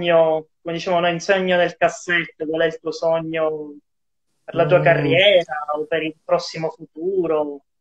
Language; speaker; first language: Italian; native; Italian